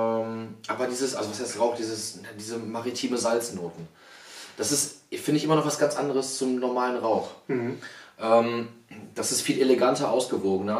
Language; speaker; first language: German; native; German